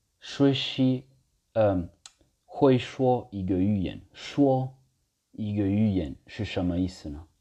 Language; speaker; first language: Chinese; non-native, learner; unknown